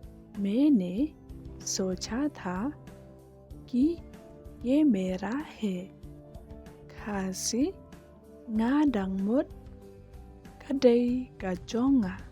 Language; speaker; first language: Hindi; non-native, local second language; Khasi